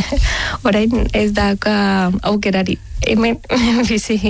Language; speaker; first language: Basque; non-native, fluent; Spanish